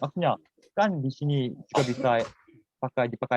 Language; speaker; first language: Indonesian; non-native, fluent; Korean